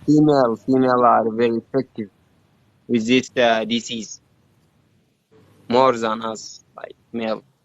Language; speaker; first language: English; non-native, learner; Arabic